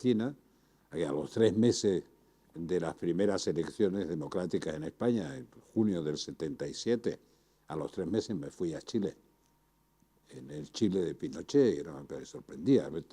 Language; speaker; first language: Spanish; native; Spanish